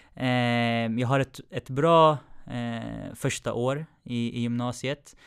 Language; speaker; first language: Swedish; native; Swedish